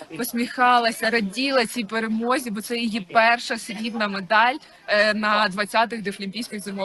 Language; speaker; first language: Ukrainian; native; Ukrainian